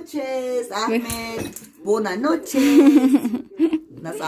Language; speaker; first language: Spanish; non-native, learner; Turkish